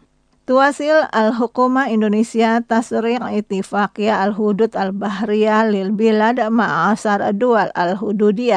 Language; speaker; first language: Arabic; non-native, learner; Indonesian